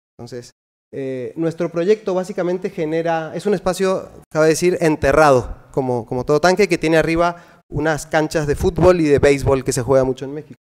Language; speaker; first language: Spanish; native; Spanish